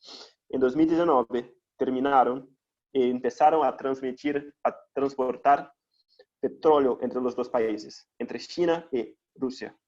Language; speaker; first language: Spanish; non-native, fluent; Portuguese